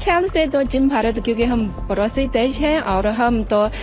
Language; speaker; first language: Hindi; non-native, fluent; Chinese